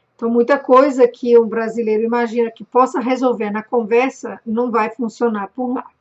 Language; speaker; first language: Portuguese; non-native, fluent; German